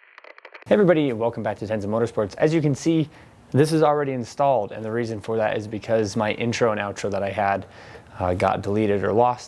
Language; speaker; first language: English; native; English